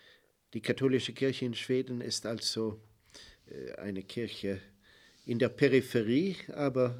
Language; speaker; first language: German; non-native, fluent; Swedish